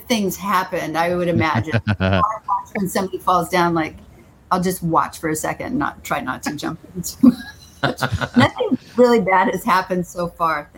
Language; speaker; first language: English; native; English